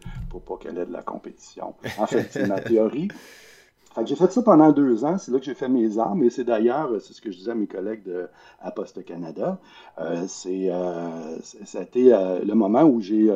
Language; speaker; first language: French; native; French